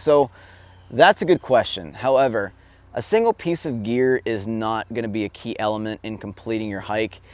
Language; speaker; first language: English; native; English